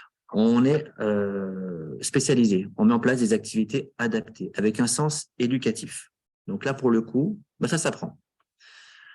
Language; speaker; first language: French; native; French